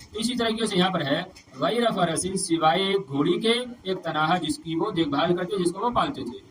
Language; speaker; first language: Urdu; native; Urdu